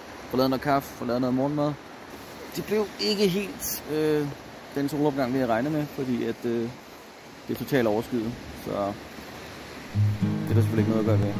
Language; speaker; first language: Danish; native; Danish